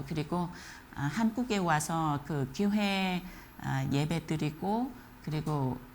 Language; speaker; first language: Korean; non-native, fluent; Vietnamese